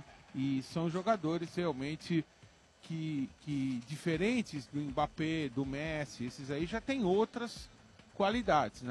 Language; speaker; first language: Portuguese; native; Portuguese